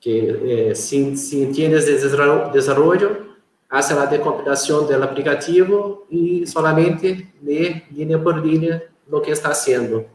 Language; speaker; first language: Spanish; non-native, fluent; Portuguese